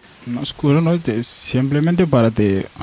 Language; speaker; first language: Spanish; non-native, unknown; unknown